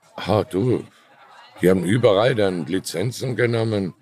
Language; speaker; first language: German; native; German